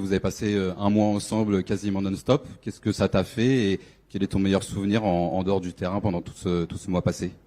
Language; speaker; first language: French; native; French